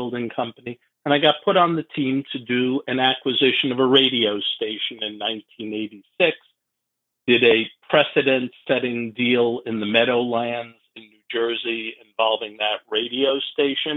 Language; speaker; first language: English; native; English